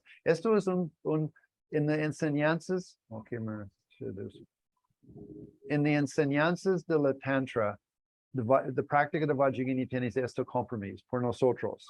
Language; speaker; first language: Spanish; non-native, learner; English